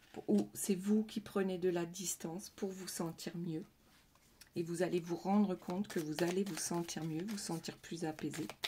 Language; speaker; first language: French; native; French